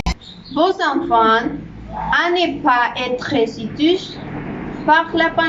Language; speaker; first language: French; non-native, learner; Spanish